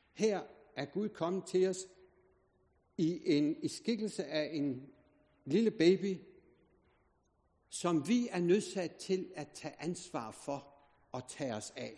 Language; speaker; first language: Danish; native; Danish